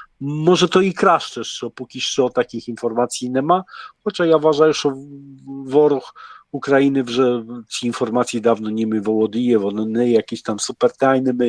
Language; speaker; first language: Polish; non-native, learner; Ukrainian